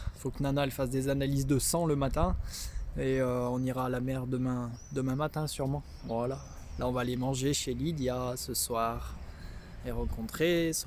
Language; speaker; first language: French; native; French